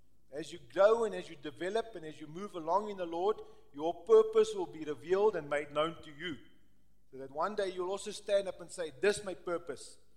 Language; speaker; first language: English; early bilingual, other home language; Afrikaans